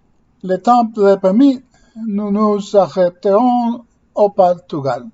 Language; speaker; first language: French; non-native, learner; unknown